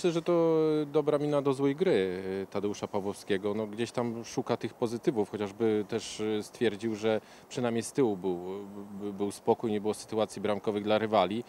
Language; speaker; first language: Polish; native; Polish